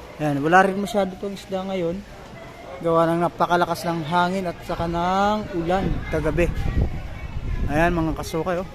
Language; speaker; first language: Filipino; native; Filipino